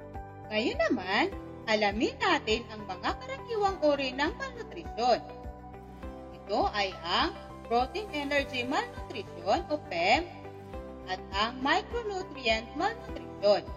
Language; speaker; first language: Filipino; native; Filipino